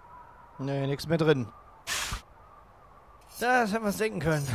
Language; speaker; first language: German; native; German